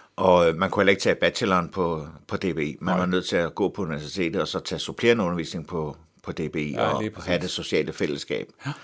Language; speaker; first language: Danish; native; Danish